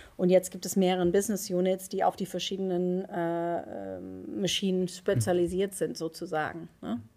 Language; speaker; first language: German; non-native, fluent; Dutch